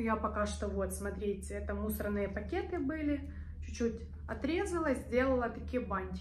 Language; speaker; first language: Russian; native; Russian